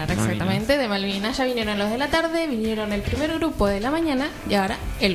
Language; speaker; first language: Spanish; native; Spanish